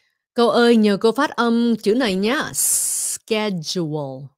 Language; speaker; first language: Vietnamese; early bilingual, heritage; Vietnamese